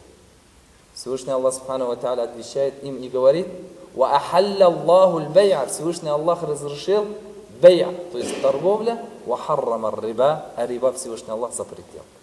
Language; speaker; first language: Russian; non-native, fluent; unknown